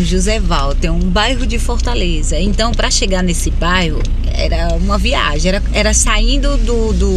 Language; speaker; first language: Portuguese; native; Portuguese